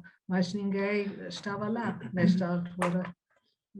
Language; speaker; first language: Portuguese; non-native, fluent; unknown